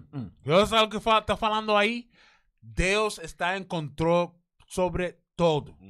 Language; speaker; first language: Portuguese; non-native, learner; Spanish